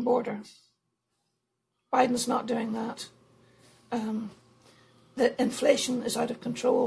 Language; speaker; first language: English; native; English